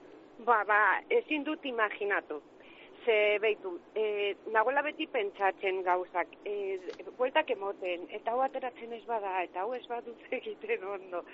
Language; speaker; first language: Basque; non-native, local second language; Spanish